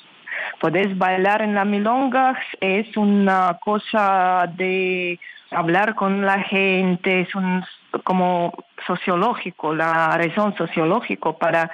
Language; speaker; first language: Spanish; non-native, learner; Russian